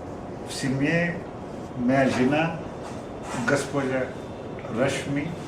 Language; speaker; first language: Russian; non-native, learner; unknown